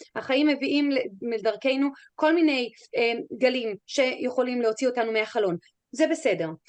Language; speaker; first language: Hebrew; non-native, fluent; English